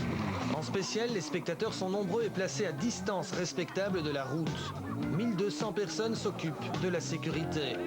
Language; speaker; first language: French; native; French